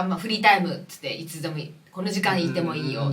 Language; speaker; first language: Japanese; native; Japanese